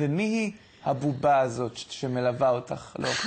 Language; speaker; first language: Hebrew; native; Hebrew